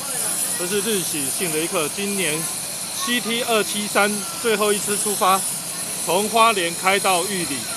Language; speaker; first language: Chinese; native; Chinese